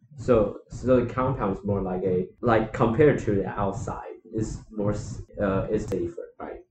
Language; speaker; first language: English; non-native, fluent; Chinese